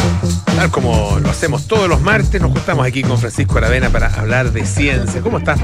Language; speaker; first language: Spanish; native; Spanish